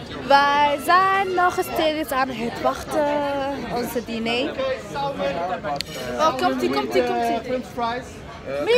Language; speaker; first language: Dutch; non-native, learner; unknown